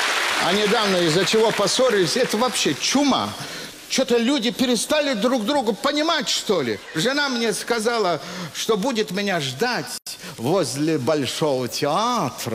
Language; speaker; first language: Russian; native; Russian